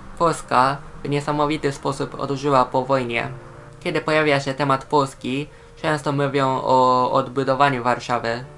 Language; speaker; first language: Polish; non-native, fluent; Japanese